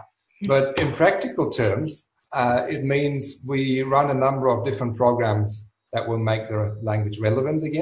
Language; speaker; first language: English; non-native, fluent; German